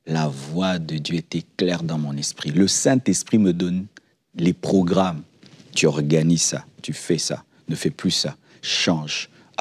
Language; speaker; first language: French; non-native, local second language; Lingala